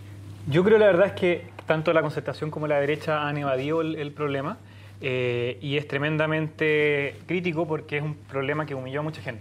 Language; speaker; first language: Spanish; native; Spanish